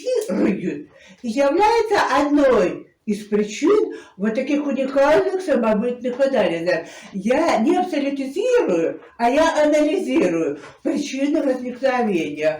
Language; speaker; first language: Russian; non-native, fluent; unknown